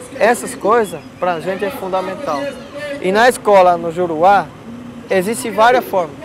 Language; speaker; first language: Portuguese; non-native, local second language; Guarani